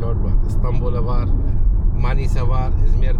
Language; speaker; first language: Turkish; non-native, learner; Arabic